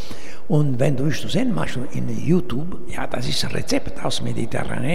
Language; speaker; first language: German; non-native, learner; Italian